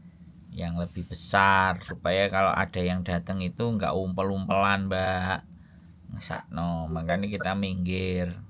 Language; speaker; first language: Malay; non-native, local second language; Javanese